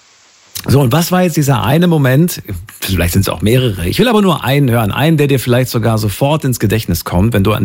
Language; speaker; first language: German; native; German